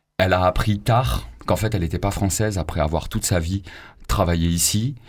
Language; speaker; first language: French; native; French